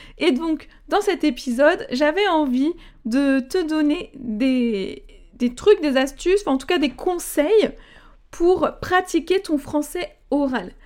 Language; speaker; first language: French; native; French